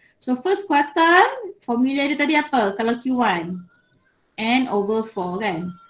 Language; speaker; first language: Malay; native; Malay